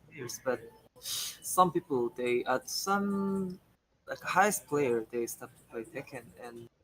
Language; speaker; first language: English; non-native, learner; Korean